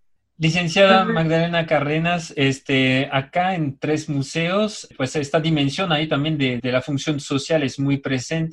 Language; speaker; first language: Spanish; native; Spanish